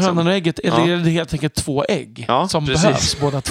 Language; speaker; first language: Swedish; native; Swedish